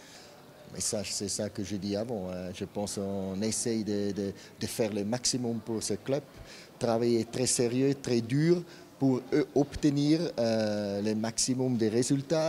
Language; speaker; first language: French; non-native, fluent; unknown